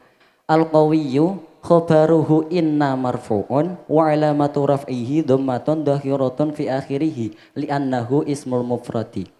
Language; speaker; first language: Arabic; non-native, learner; Javanese